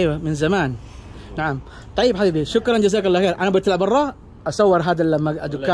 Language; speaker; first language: Arabic; non-native, learner; Indonesian